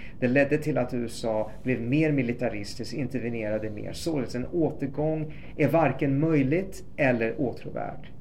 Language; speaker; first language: Swedish; early bilingual, other home language; Persian